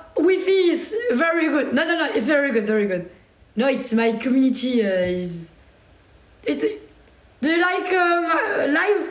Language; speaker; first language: English; non-native, learner; French